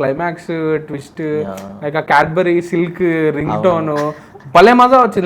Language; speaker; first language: Telugu; native; Telugu